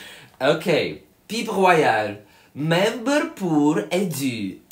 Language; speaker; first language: French; non-native, learner; English